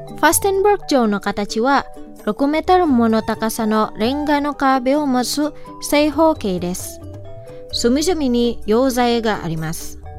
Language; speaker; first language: Japanese; non-native, fluent; Indonesian